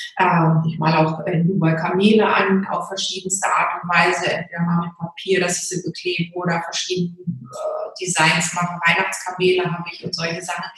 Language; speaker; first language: German; native; German